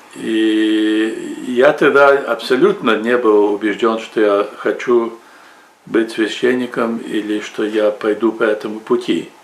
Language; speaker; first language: Russian; early bilingual, heritage; Russian